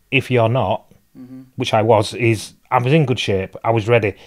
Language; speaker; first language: English; native; English